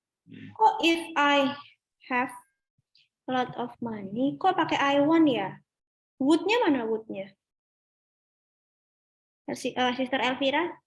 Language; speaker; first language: English; non-native, fluent; Indonesian